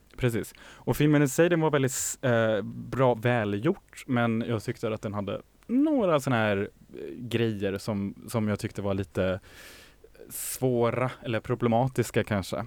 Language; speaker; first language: Swedish; non-native, fluent; German